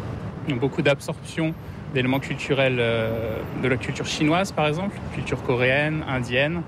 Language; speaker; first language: French; native; French